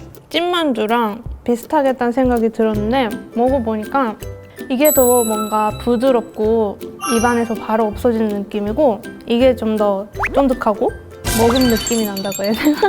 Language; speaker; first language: Korean; non-native, fluent; Japanese